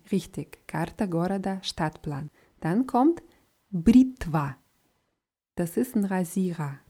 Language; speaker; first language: German; non-native, fluent; Russian